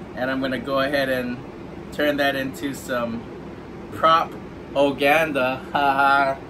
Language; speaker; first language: English; native; English